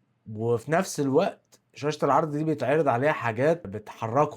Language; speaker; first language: Arabic; native; Arabic